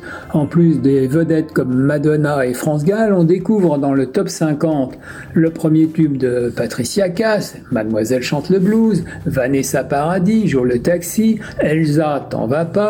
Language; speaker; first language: French; native; French